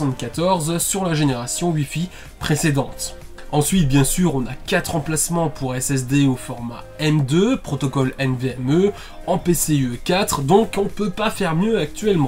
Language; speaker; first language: French; native; French